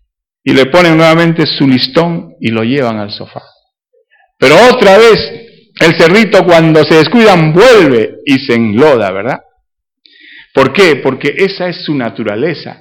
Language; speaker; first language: Spanish; native; Spanish